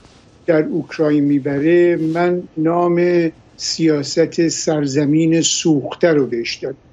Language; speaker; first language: Persian; native; Persian